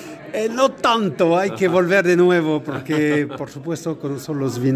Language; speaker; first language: Spanish; non-native, fluent; French